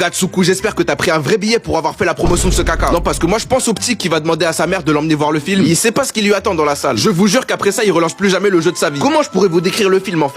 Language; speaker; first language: French; native; French